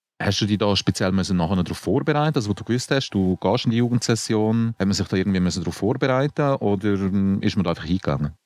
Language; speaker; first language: German; native; German